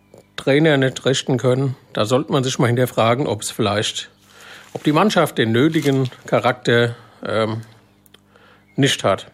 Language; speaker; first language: German; native; German